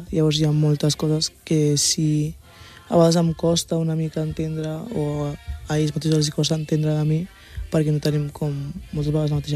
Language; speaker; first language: Catalan; early bilingual, other home language; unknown